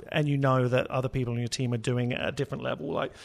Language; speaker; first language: English; native; English